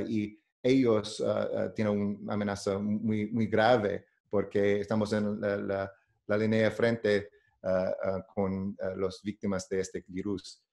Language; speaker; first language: Spanish; non-native, learner; English